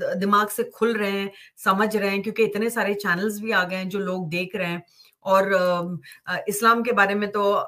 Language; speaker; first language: Hindi; native; Hindi